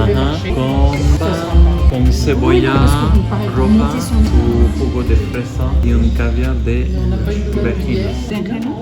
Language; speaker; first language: Spanish; non-native, fluent; French